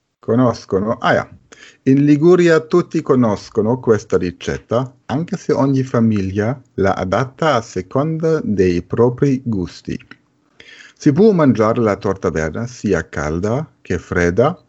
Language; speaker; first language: Italian; non-native, fluent; German